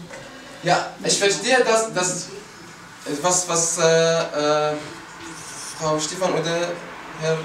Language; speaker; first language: German; non-native, learner; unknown